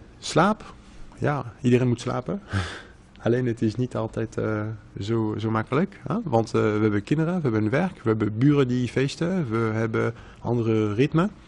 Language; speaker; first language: Dutch; non-native, fluent; French